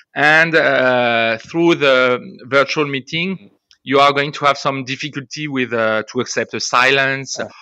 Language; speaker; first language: English; non-native, fluent; French